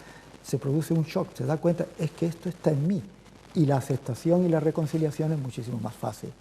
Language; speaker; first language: Spanish; native; Spanish